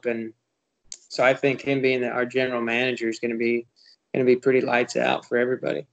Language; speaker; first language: English; native; English